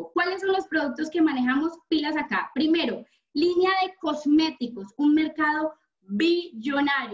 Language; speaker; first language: Spanish; native; Spanish